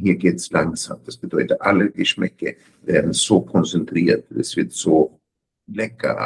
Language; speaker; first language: German; early bilingual, heritage; German